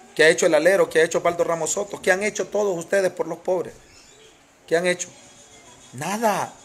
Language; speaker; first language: Spanish; native; Spanish